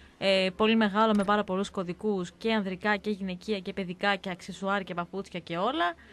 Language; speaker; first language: Greek; native; Greek